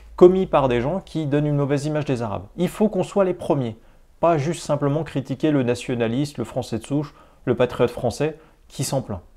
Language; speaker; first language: French; native; French